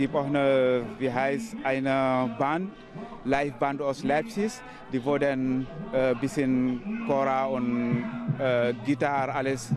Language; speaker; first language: German; non-native, learner; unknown